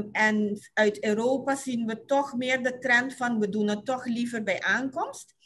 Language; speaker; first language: Dutch; non-native, local second language; Papiamento